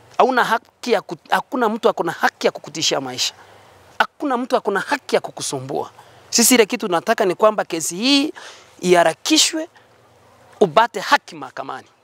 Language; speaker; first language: Swahili; non-native, local second language; Gusii